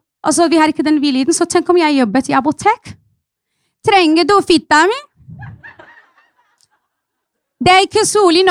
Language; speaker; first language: Norwegian; non-native, fluent; Arabic